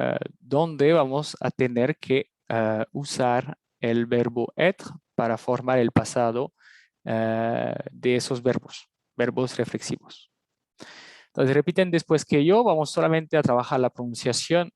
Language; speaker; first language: Spanish; non-native, fluent; French